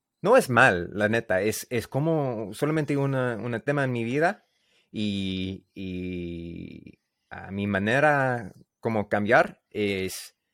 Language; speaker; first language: Spanish; non-native, learner; English